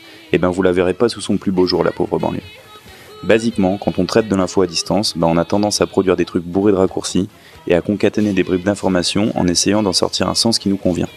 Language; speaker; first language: French; native; French